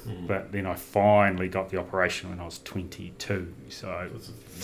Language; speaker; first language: English; native; English